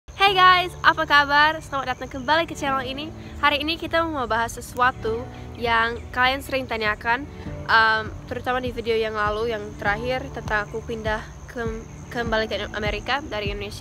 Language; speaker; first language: Indonesian; non-native, fluent; English